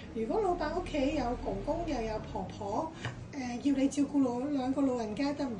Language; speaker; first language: Cantonese; native; Cantonese